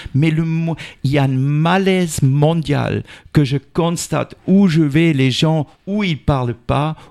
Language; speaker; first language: French; native; French